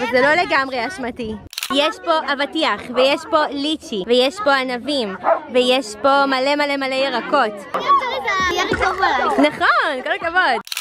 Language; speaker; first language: Hebrew; native; Hebrew